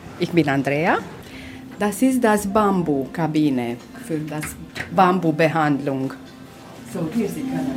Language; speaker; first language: German; non-native, learner; Hungarian